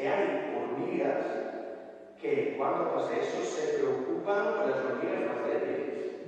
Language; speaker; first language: Spanish; non-native, fluent; Italian